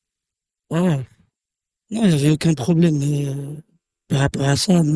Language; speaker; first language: French; native; French